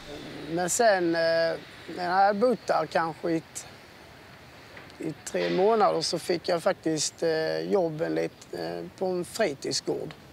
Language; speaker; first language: Swedish; early bilingual, other home language; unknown